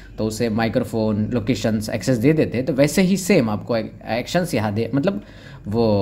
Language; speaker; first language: Hindi; non-native, local second language; Marathi